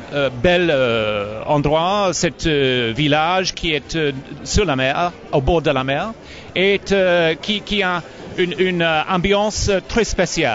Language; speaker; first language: French; non-native, fluent; English